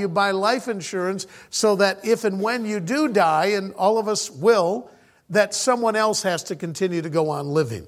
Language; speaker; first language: English; native; English